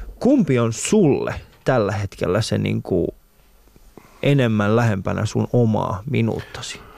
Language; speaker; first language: Finnish; early bilingual, other home language; Persian